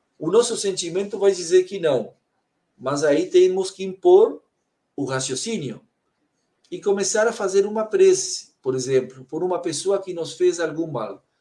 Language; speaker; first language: Portuguese; native; Portuguese